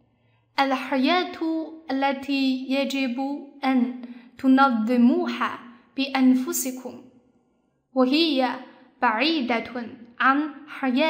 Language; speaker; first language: Arabic; non-native, fluent; Chinese